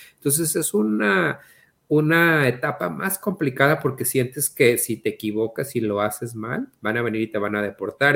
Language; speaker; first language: Spanish; native; Spanish